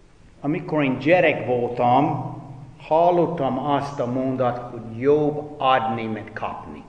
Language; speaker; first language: Hungarian; non-native, fluent; English